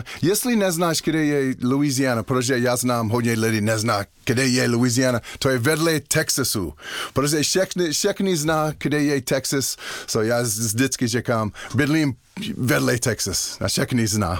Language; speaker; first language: Czech; non-native, learner; English